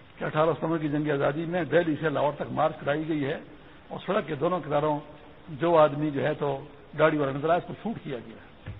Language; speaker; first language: Urdu; non-native, local second language; Pashto